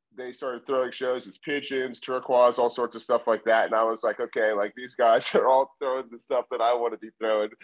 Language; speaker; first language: English; native; English